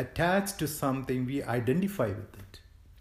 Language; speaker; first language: English; non-native, local second language; Malayalam